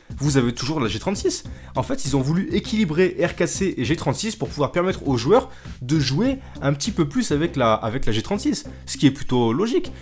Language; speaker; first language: French; native; French